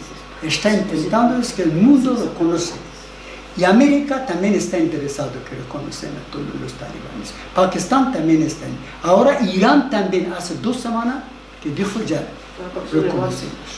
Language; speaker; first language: Spanish; non-native, learner; Persian